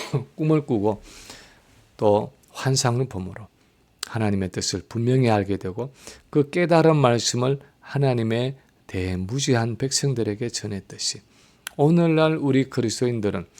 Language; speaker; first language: Korean; native; Korean